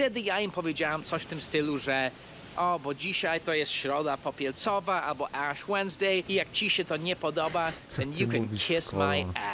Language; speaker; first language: Polish; early bilingual, heritage; Polish